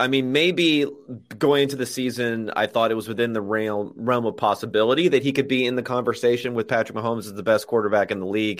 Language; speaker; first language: English; native; English